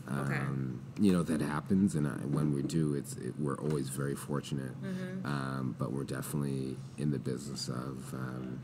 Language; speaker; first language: English; native; English